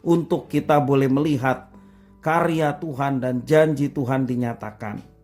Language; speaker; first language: Indonesian; native; Indonesian